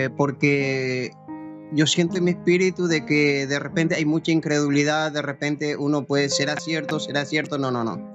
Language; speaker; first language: Spanish; native; Spanish